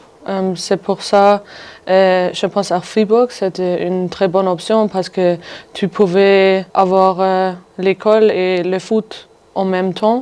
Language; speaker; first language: French; non-native, fluent; German